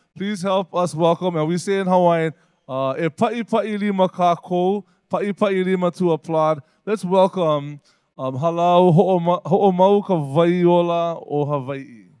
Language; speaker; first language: English; native; English